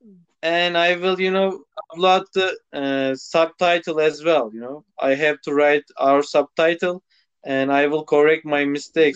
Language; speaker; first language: English; non-native, local second language; Turkish